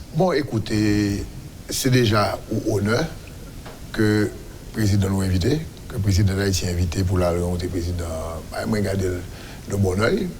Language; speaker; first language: French; non-native, local second language; Haitian Creole